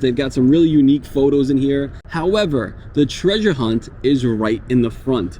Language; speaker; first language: English; native; English